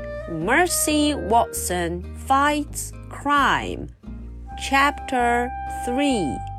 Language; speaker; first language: English; non-native, fluent; Chinese